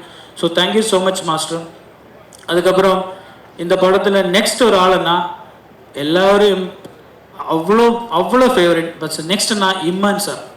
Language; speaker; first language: Tamil; non-native, learner; Malayalam